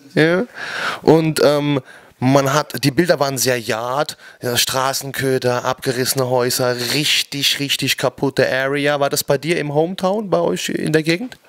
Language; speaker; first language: German; native; German